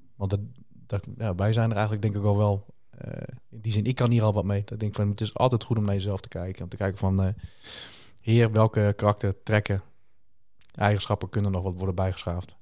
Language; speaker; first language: Dutch; native; Dutch